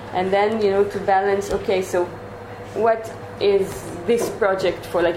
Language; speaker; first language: English; non-native, fluent; Hebrew